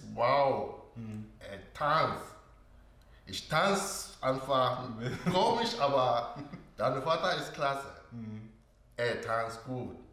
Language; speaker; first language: German; non-native, learner; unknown